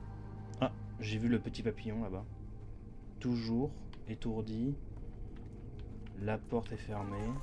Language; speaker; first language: French; native; French